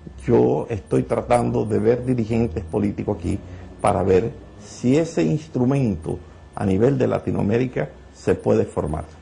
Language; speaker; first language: Spanish; native; Spanish